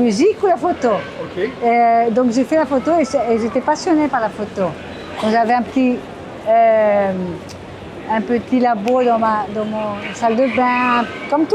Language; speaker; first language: French; non-native, fluent; Portuguese